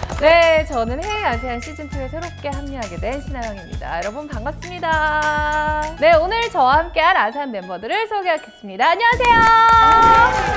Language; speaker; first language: Korean; native; Korean